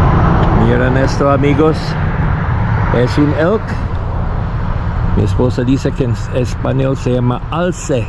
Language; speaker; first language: Spanish; non-native, fluent; English